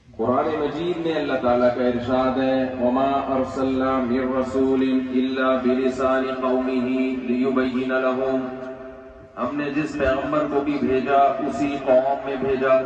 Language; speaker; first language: Urdu; native; Urdu